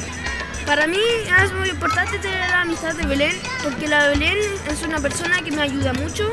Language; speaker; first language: Spanish; early bilingual, other home language; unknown